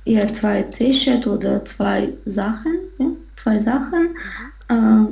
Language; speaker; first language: German; non-native, learner; Russian